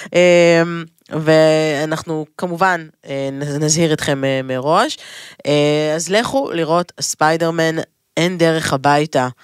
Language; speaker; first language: Hebrew; native; Hebrew